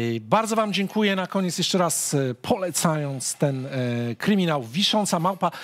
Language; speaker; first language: Polish; native; Polish